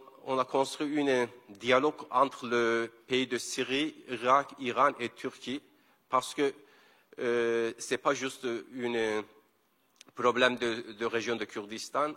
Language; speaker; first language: French; non-native, learner; Kurdish